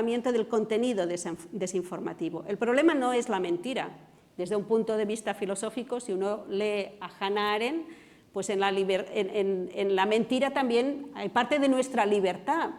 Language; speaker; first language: Spanish; non-native, local second language; Catalan